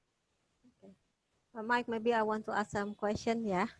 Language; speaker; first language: English; non-native, fluent; Indonesian